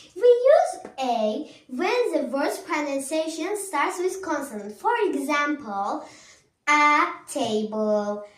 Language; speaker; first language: English; non-native, learner; Azerbaijani